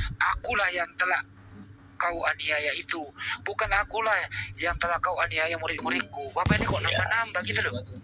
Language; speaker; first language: Indonesian; native; Indonesian